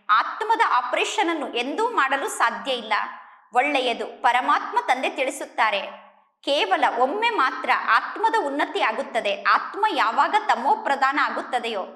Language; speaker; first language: Kannada; native; Kannada